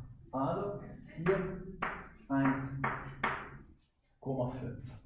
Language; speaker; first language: German; non-native, fluent; Hungarian